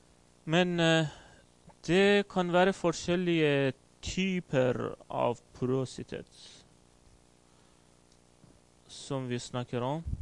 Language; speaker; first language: Norwegian; non-native, learner; Persian